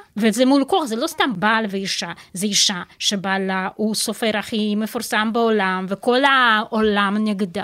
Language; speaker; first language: Hebrew; non-native, fluent; Russian